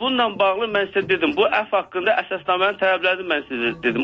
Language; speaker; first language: Azerbaijani; native; Azerbaijani